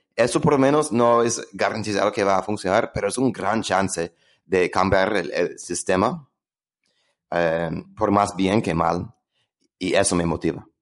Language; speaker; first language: Spanish; non-native, fluent; English